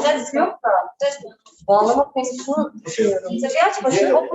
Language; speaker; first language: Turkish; non-native, fluent; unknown